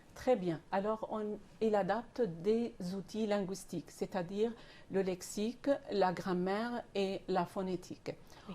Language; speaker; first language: French; non-native, fluent; Arabic